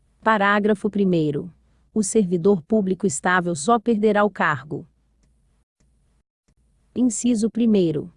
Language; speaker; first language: Portuguese; native; Portuguese